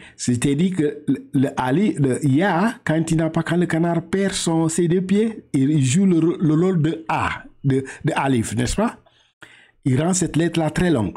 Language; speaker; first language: French; non-native, local second language; Wolof